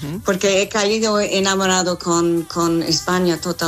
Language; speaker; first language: Spanish; non-native, learner; English